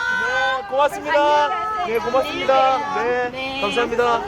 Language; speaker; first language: Korean; native; Korean